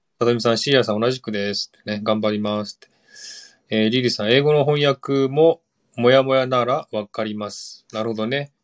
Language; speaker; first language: Japanese; non-native, fluent; Korean